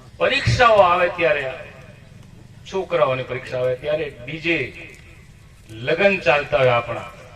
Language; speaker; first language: Gujarati; non-native, local second language; Rathawi